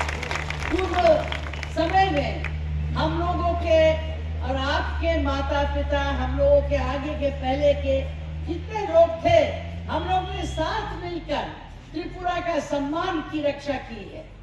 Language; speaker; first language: Hindi; non-native, local second language; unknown